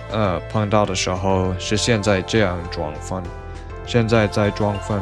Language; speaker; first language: Chinese; non-native, learner; English